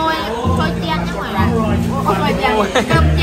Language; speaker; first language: Vietnamese; non-native, learner; Thai